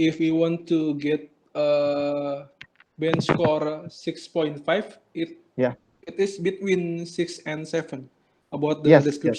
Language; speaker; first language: English; non-native, learner; Indonesian